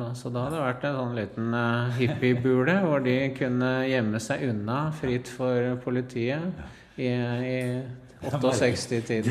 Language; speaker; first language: Norwegian; native; Norwegian